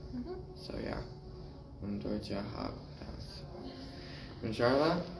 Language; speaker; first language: German; non-native, learner; English